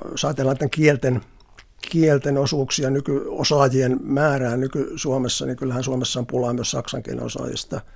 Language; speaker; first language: Finnish; native; Finnish